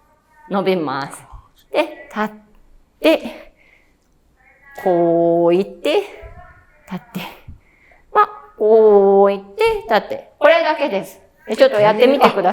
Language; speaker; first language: Japanese; native; Japanese